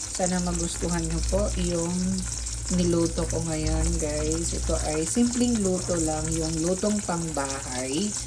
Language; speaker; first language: Filipino; non-native, local second language; Cebuano